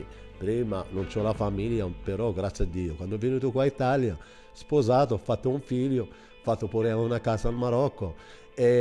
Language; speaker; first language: Italian; non-native, learner; Arabic